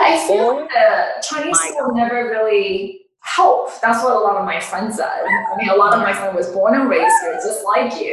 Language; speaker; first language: English; non-native, fluent; Chinese